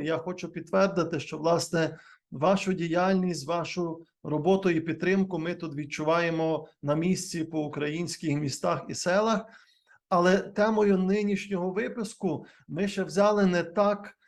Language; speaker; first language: Ukrainian; native; Ukrainian